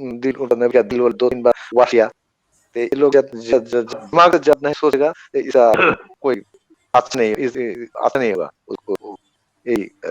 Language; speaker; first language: Hindi; non-native, learner; Bangla